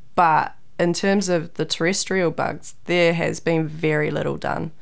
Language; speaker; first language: English; native; English